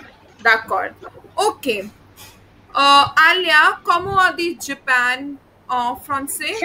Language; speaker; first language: French; non-native, fluent; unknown